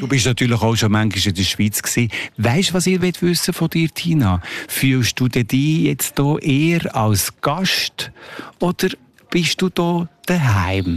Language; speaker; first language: German; native; German